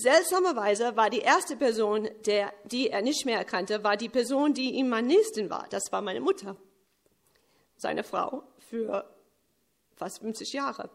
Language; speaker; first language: German; early bilingual, heritage; English